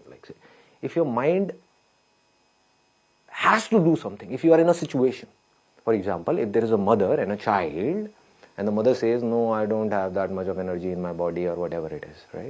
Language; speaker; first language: English; non-native, local second language; Hindi